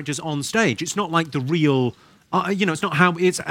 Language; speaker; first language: English; native; English